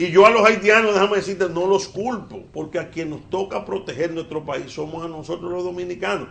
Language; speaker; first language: Spanish; native; Spanish